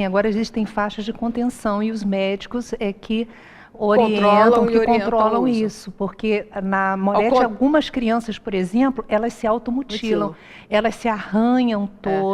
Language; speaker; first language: Portuguese; native; Portuguese